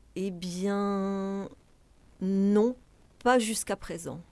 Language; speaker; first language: French; native; French